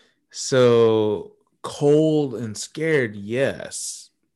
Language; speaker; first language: English; native; English